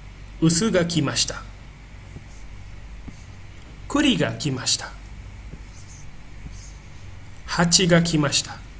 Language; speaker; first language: Japanese; non-native, fluent; Indonesian